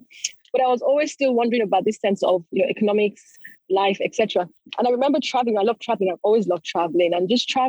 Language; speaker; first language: English; non-native, local second language; Yoruba